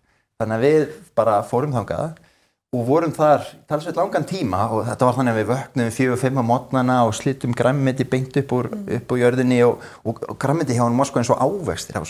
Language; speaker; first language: Icelandic; native; Icelandic